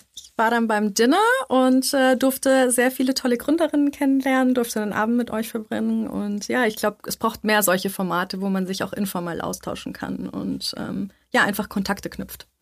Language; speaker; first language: German; native; German